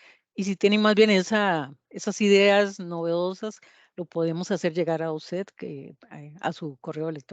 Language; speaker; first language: Spanish; native; Spanish